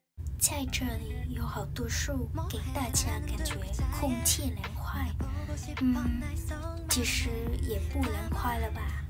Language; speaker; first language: Chinese; non-native, learner; Vietnamese